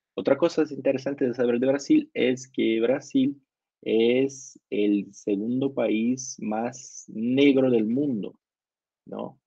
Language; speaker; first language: Spanish; non-native, learner; Portuguese